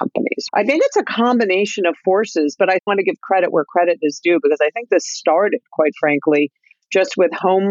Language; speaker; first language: English; native; English